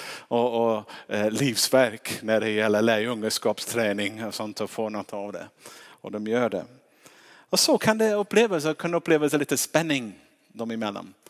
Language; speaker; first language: Swedish; non-native, fluent; English